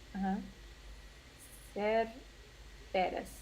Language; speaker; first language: Spanish; non-native, learner; Russian